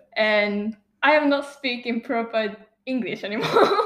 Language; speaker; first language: English; non-native, fluent; Japanese